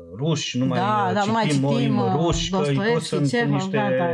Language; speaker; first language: Romanian; non-native, local second language; Serbian